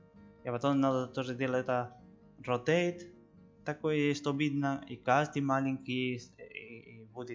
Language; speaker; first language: Russian; non-native, learner; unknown